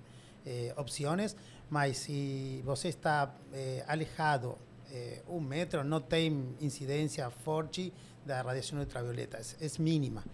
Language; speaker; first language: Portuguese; non-native, learner; Spanish